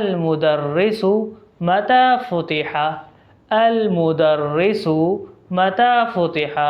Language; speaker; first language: Arabic; non-native, fluent; Urdu